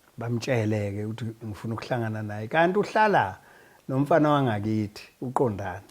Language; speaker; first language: Zulu; native; Zulu